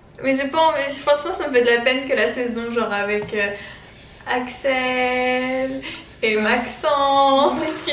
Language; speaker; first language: French; native; French